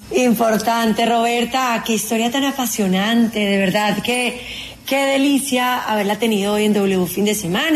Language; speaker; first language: Spanish; native; Spanish